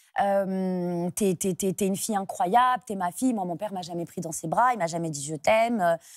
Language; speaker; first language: French; native; French